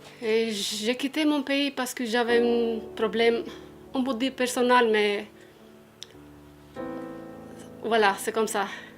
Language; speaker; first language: French; non-native, learner; Albanian